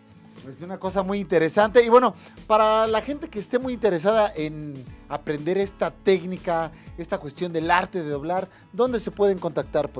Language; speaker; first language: Spanish; native; Spanish